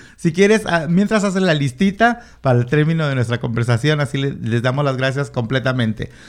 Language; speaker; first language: Spanish; native; Spanish